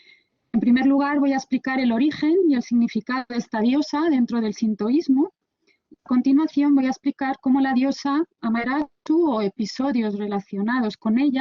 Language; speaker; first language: Spanish; native; Spanish